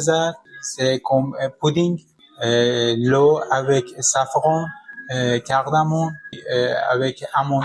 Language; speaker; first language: French; non-native, learner; Persian